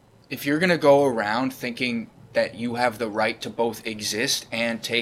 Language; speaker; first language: English; native; English